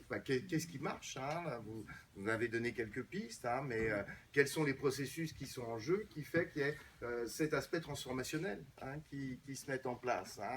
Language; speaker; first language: French; native; French